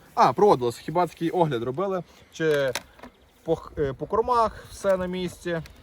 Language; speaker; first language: Ukrainian; native; Ukrainian